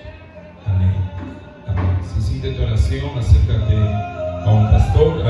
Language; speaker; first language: Spanish; native; Spanish